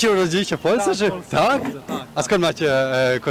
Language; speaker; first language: Polish; non-native, learner; German